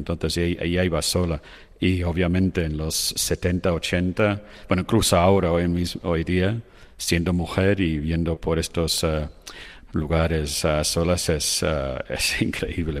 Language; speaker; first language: Spanish; non-native, fluent; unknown